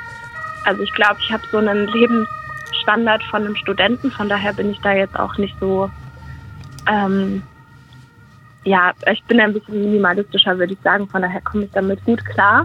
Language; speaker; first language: German; native; German